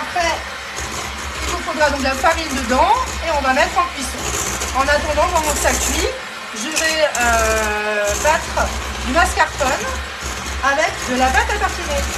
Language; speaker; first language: French; native; French